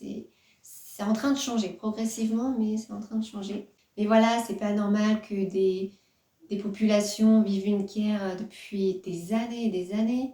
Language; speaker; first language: French; native; French